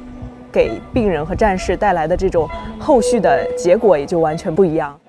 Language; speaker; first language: Chinese; native; Chinese